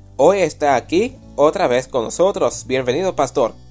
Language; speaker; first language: Spanish; early bilingual, heritage; Spanish